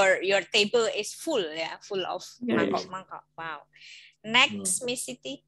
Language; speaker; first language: English; non-native, fluent; Indonesian